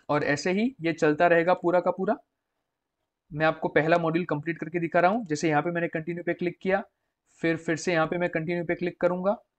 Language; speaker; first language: Hindi; non-native, local second language; Gujarati